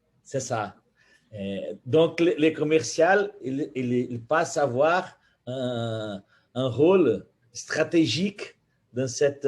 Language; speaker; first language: French; non-native, fluent; Portuguese